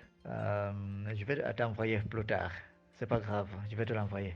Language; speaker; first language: French; non-native, fluent; Nyanja